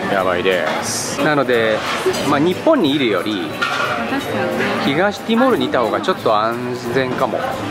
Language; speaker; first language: Japanese; native; Japanese